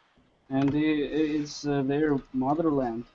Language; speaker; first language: English; non-native, learner; Russian